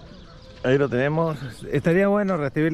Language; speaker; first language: Spanish; native; Spanish